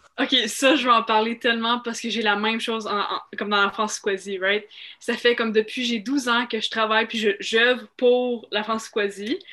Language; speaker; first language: French; native; French